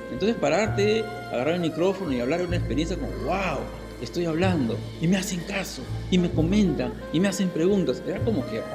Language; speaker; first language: Spanish; native; Spanish